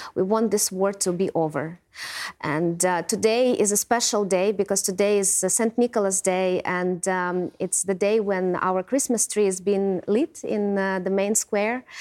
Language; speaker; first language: English; non-native, fluent; Ukrainian